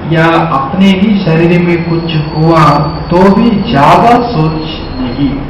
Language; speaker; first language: Hindi; non-native, local second language; Tamil